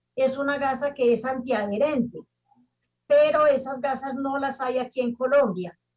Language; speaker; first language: Spanish; native; Spanish